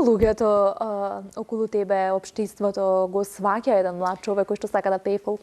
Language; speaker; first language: Macedonian; native; Macedonian